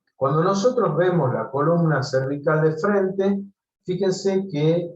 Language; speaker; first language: Spanish; native; Spanish